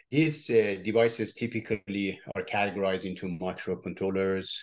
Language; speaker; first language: English; non-native, fluent; Persian